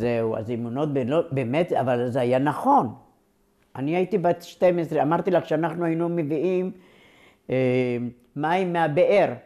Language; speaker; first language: Hebrew; non-native, local second language; Ladino